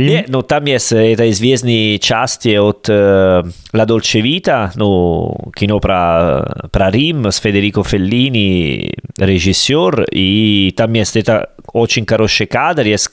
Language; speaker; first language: Russian; non-native, learner; Italian